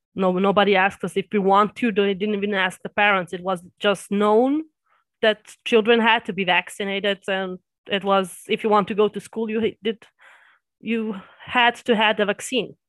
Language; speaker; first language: English; early bilingual, other home language; Serbian